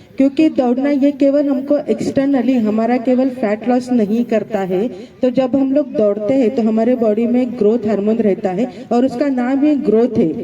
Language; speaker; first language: Hindi; non-native, local second language; Marathi